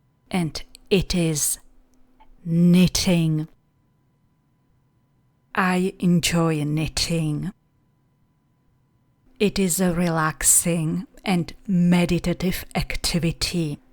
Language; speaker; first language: English; non-native, fluent; Czech